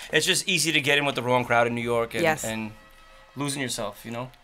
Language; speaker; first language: English; native; English